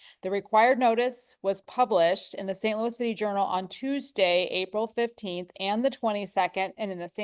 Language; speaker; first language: English; native; English